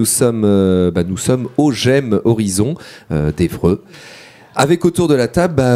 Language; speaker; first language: French; native; French